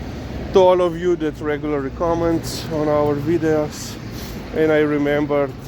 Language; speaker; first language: English; non-native, fluent; Slovenian